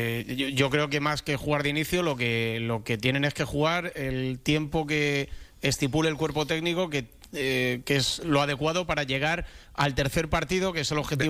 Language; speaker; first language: Spanish; native; Spanish